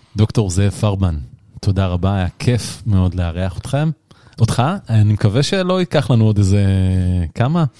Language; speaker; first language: Hebrew; native; Hebrew